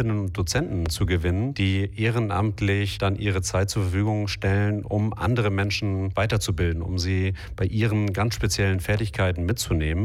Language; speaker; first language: German; native; German